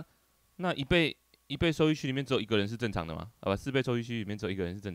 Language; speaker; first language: Chinese; native; Chinese